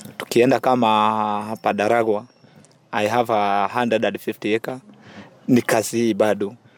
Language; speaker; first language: Swahili; non-native, local second language; Kikuyu